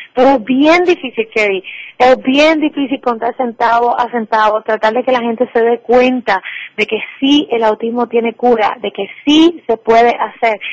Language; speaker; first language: Spanish; native; Spanish